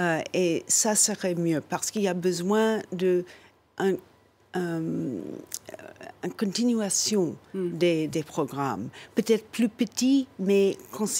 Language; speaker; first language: French; non-native, fluent; English